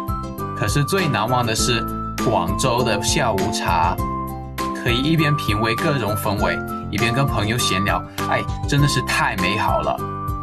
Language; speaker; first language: Chinese; non-native, fluent; English